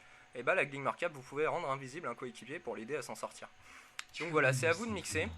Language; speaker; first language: French; native; French